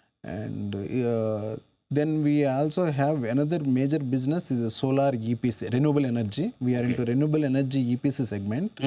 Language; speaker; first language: English; non-native, local second language; Telugu